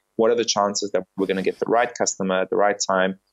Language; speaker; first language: English; early bilingual, other home language; Bulgarian